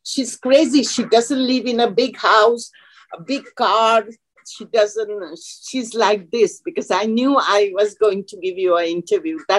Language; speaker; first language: English; non-native, local second language; Bangla